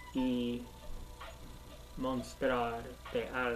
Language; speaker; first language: Spanish; non-native, learner; English